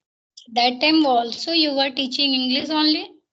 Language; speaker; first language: English; non-native, learner; Hindi